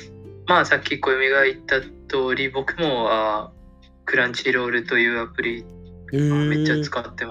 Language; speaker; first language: Japanese; non-native, learner; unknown